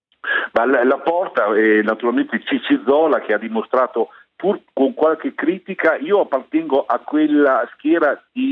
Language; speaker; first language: Italian; native; Italian